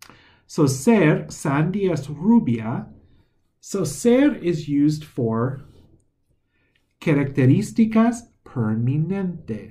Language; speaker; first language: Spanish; non-native, fluent; English